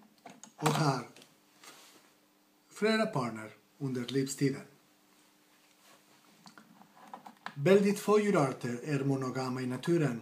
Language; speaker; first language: Swedish; non-native, fluent; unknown